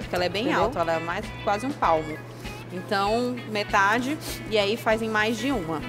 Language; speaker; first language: Portuguese; native; Portuguese